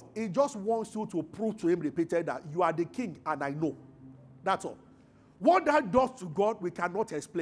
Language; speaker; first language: English; non-native, local second language; Yoruba